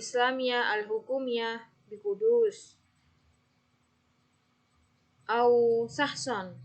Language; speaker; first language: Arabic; non-native, fluent; Indonesian